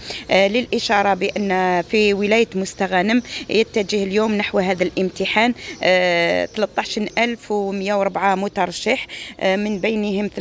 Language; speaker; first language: Arabic; native; Arabic